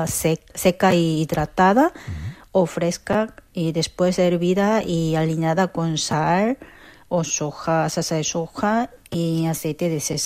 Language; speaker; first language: Spanish; non-native, fluent; Korean